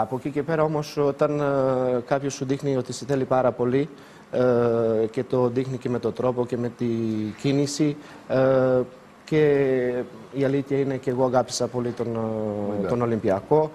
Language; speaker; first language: Greek; non-native, fluent; Serbian